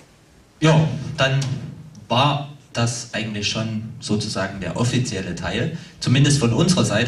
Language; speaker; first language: German; native; German